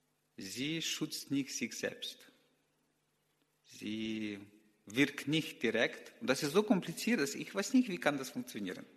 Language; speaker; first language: German; non-native, learner; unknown